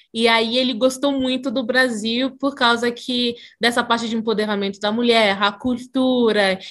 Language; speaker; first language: Portuguese; early bilingual, other home language; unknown